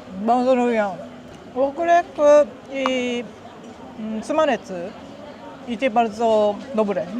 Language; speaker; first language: Polish; non-native, learner; Japanese